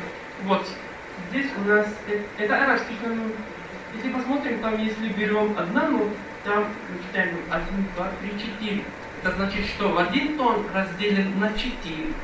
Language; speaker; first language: Russian; non-native, fluent; Arabic